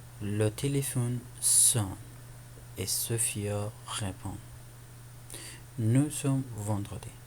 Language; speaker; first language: French; non-native, fluent; Persian